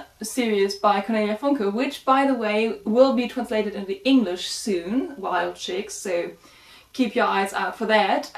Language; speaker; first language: English; non-native, fluent; German